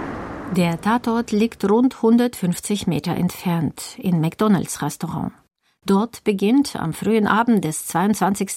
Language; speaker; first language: German; native; German